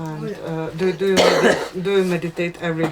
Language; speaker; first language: English; non-native, fluent; Slovenian